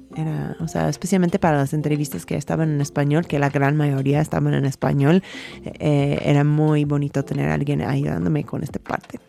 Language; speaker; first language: Spanish; non-native, fluent; English